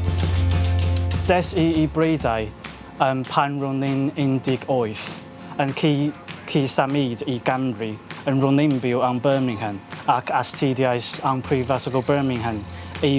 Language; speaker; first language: Welsh; non-native, learner; Chinese